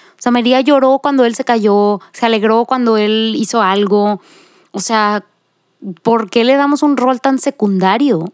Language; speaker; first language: Spanish; native; Spanish